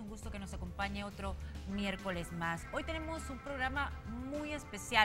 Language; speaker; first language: Spanish; native; Spanish